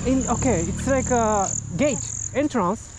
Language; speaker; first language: English; non-native, learner; Japanese